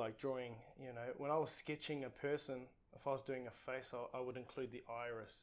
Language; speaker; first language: English; non-native, local second language; Māori